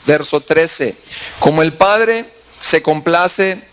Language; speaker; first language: Spanish; native; Spanish